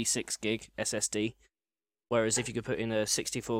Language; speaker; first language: English; native; English